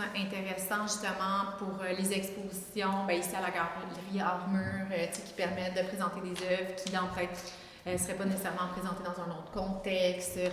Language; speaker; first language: French; native; French